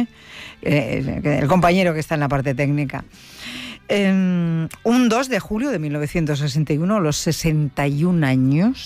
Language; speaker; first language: Spanish; native; Spanish